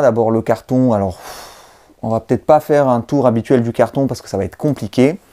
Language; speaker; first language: French; native; French